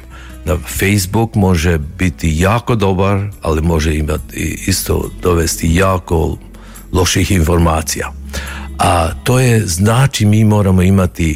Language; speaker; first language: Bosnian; early bilingual, heritage; Croatian